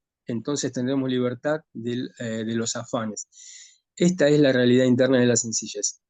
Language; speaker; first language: Spanish; native; Spanish